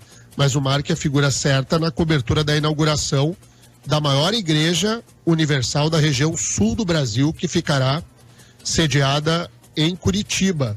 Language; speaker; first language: Portuguese; native; Portuguese